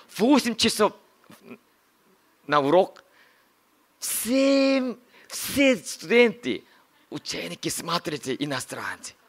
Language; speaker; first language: Russian; non-native, learner; Korean